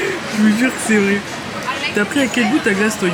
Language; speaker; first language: French; native; French